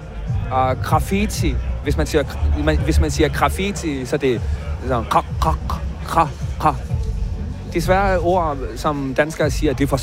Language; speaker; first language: Danish; non-native, local second language; Kalaallisut